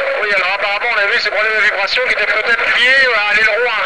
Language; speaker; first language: French; native; French